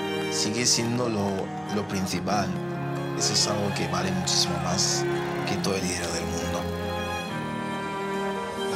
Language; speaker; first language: Spanish; early bilingual, other home language; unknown